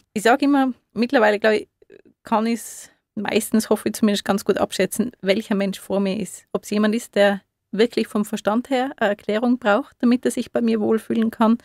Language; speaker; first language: German; native; German